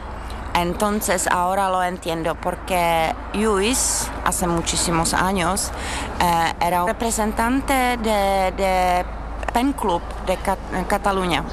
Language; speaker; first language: Spanish; non-native, learner; Czech